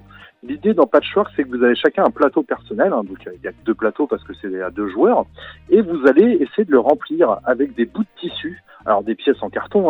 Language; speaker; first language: French; native; French